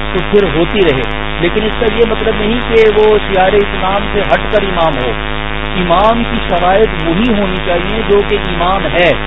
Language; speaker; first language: Urdu; native; Urdu